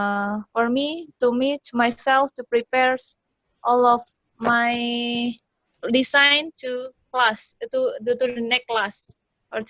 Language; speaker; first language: English; non-native, learner; Indonesian